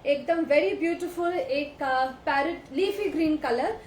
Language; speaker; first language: Hindi; non-native, local second language; Bangla